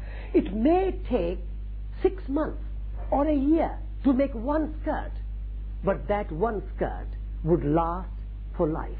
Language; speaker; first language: English; non-native, local second language; Marwari